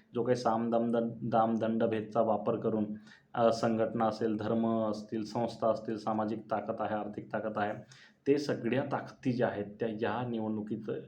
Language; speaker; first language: Marathi; non-native, local second language; Bhili